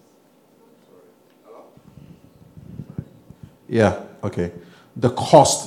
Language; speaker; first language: English; non-native, local second language; Yoruba